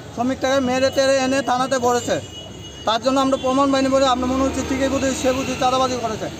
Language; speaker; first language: Bangla; native; Bangla